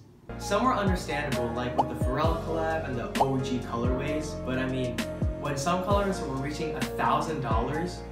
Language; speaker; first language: English; native; English